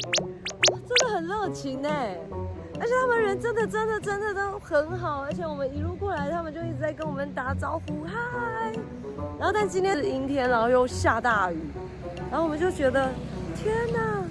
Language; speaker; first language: Chinese; native; Chinese